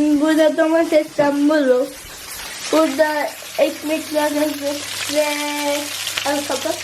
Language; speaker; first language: Turkish; early bilingual, heritage; Turkish